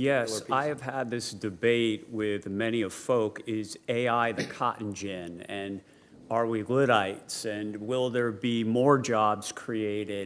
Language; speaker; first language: English; native; English